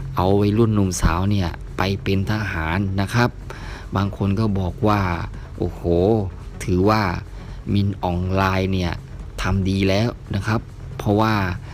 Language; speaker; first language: Thai; native; Thai